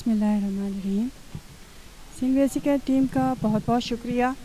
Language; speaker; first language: Urdu; native; Urdu